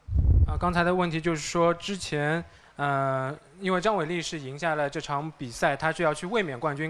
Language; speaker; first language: Chinese; native; Chinese